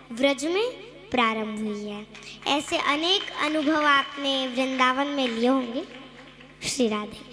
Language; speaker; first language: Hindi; non-native, local second language; Marathi